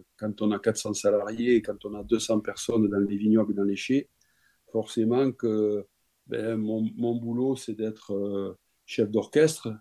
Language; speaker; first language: French; native; French